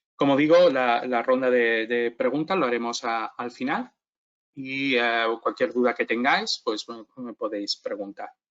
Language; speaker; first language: Spanish; native; Spanish